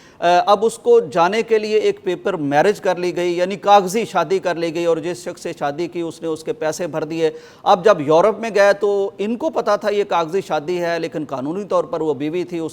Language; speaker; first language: Urdu; native; Urdu